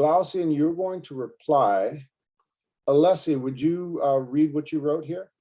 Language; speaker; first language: English; native; English